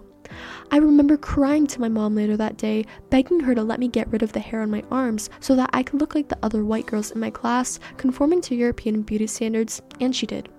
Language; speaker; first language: English; early bilingual, other home language; Persian